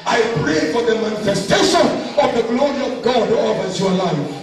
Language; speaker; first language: English; non-native, local second language; Swahili